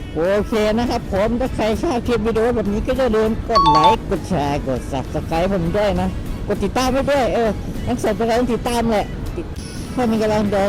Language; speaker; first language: Thai; non-native, local second language; Northeastern Thai